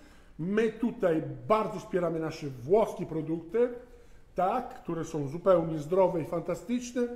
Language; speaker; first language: Polish; non-native, fluent; Italian